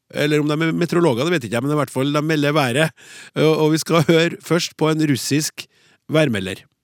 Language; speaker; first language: Norwegian; native; Norwegian